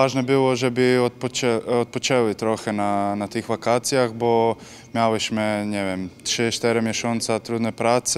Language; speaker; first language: Polish; non-native, learner; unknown